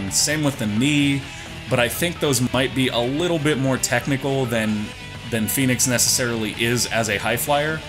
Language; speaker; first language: English; native; English